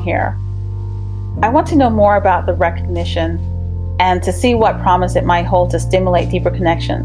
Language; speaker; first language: English; non-native, local second language; Jamaican Creole English